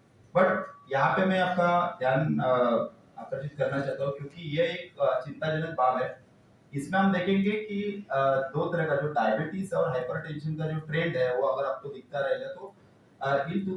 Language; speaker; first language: Hindi; non-native, local second language; Marathi